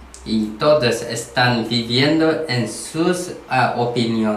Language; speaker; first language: Spanish; non-native, learner; Korean